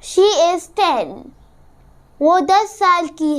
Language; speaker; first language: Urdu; early bilingual, heritage; Urdu